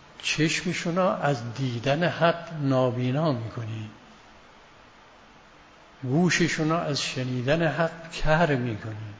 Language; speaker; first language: Persian; native; Persian